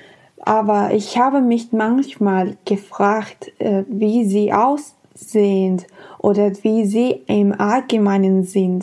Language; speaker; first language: German; non-native, fluent; Spanish